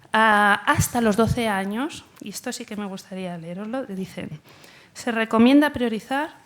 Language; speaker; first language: Spanish; native; Spanish